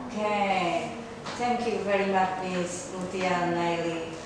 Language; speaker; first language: English; non-native, fluent; Indonesian